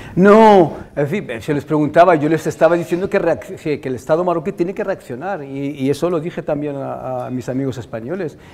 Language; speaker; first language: Spanish; non-native, fluent; Arabic